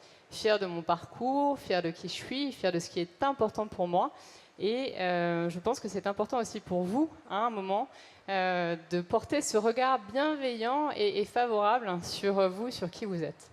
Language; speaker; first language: French; native; French